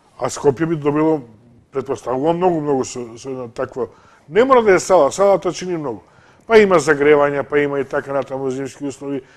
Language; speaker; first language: Macedonian; native; Macedonian